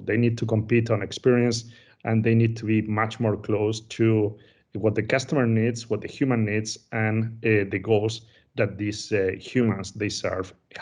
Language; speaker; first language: English; non-native, fluent; Spanish